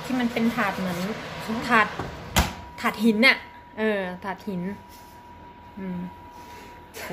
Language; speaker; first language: Swedish; non-native, learner; Thai